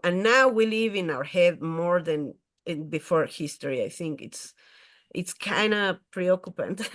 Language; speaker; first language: English; non-native, fluent; Spanish